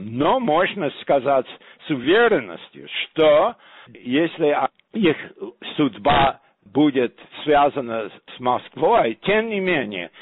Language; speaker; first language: Russian; non-native, fluent; English